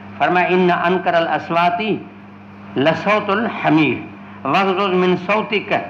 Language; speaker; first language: Urdu; non-native, local second language; Sindhi